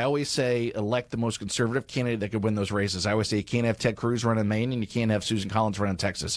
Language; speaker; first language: English; native; English